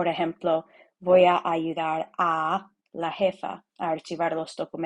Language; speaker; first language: Spanish; non-native, fluent; English